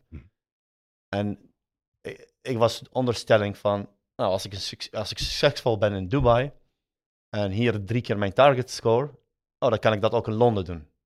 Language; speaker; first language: Dutch; early bilingual, other home language; Arabic